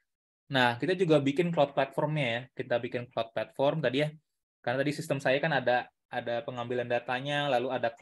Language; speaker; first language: Indonesian; native; Indonesian